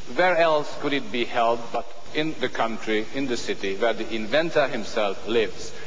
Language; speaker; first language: English; non-native, fluent; Hungarian